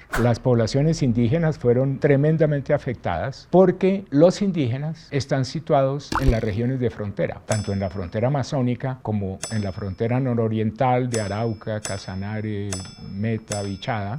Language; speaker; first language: Spanish; native; Spanish